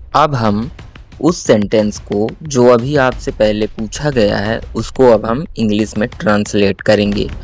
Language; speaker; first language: Hindi; native; Hindi